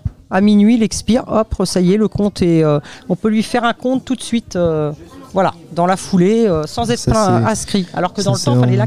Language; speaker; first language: French; native; French